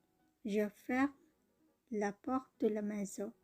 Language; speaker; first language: French; non-native, fluent; Bangla